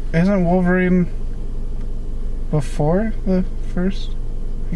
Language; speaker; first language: English; native; English